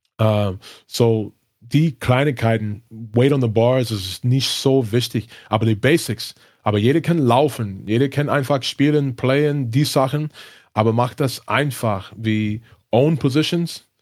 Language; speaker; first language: German; non-native, learner; English